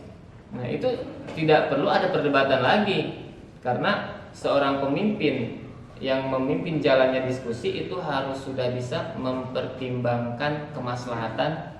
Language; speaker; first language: Indonesian; native; Indonesian